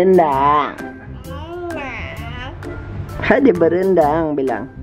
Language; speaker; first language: Indonesian; non-native, learner; Turkish